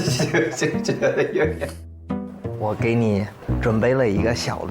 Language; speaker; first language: Chinese; non-native, fluent; English